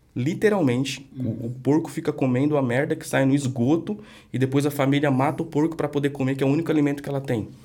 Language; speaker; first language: Portuguese; native; Portuguese